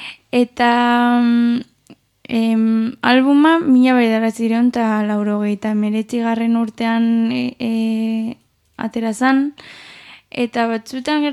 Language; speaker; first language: Basque; non-native, local second language; Spanish